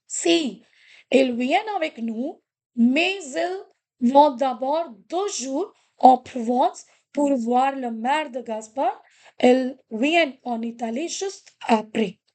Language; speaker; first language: French; non-native, fluent; Hindi